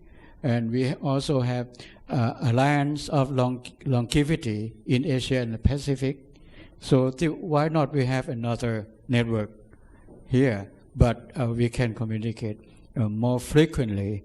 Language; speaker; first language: English; non-native, fluent; Thai